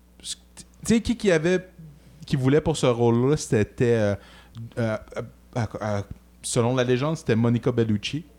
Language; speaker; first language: French; native; French